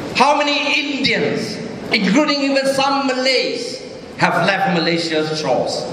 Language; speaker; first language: English; non-native, local second language; Chinese